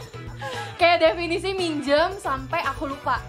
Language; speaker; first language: Indonesian; native; Indonesian